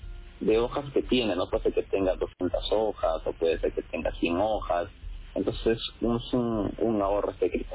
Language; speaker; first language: Spanish; native; Spanish